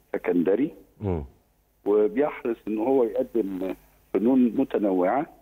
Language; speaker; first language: Arabic; native; Arabic